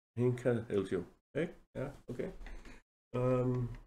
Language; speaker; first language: English; non-native, learner; Danish